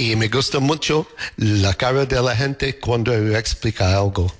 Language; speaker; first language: Spanish; non-native, learner; English